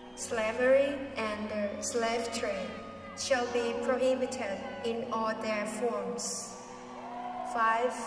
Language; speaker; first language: English; native; English